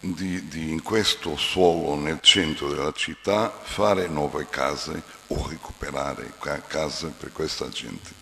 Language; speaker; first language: Italian; non-native, fluent; Portuguese